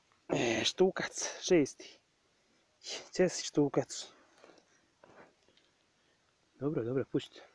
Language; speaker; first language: Serbian; native; Serbian